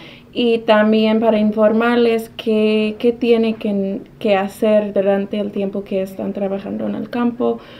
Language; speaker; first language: Spanish; non-native, fluent; English